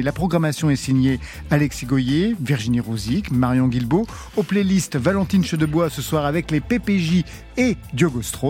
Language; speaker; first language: French; native; French